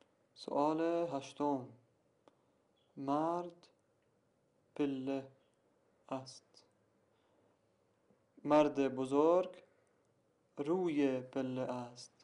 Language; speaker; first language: Persian; non-native, learner; Arabic